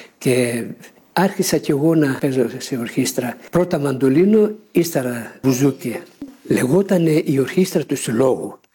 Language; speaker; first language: Greek; early bilingual, heritage; Greek